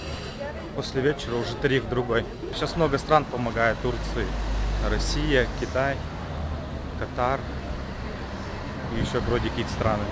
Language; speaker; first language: Russian; native; Russian